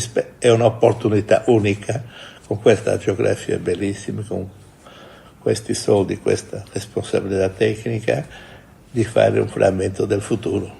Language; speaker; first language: Italian; non-native, fluent; Portuguese